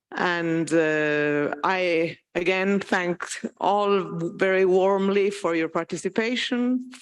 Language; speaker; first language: English; non-native, fluent; Italian